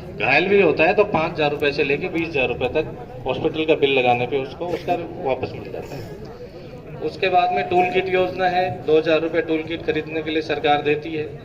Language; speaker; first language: Hindi; native; Hindi